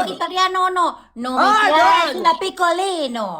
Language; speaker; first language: Italian; non-native, learner; Thai